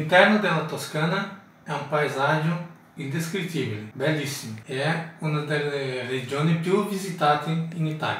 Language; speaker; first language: Italian; non-native, fluent; Portuguese